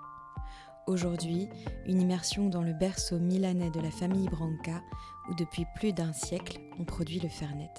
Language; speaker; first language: French; native; French